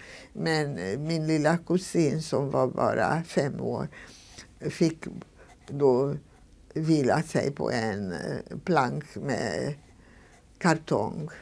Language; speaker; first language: Swedish; non-native, fluent; Hungarian